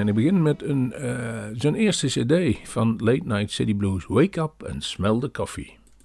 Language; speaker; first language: Dutch; native; Dutch